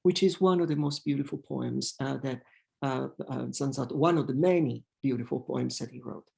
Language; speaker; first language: English; non-native, fluent; Italian